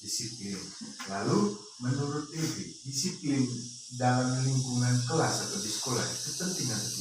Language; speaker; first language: Indonesian; non-native, local second language; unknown